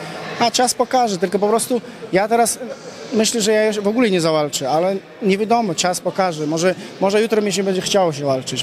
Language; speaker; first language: Polish; non-native, fluent; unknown